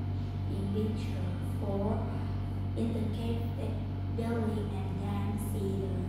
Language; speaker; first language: English; non-native, learner; Vietnamese